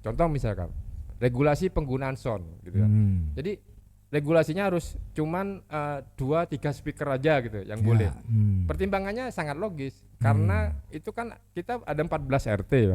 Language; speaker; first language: Indonesian; non-native, local second language; Javanese